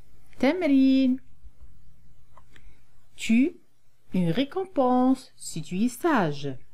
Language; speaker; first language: French; non-native, local second language; Arabic